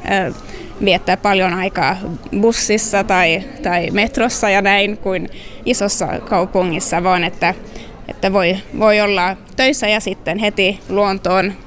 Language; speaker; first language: Finnish; non-native, local second language; Swedish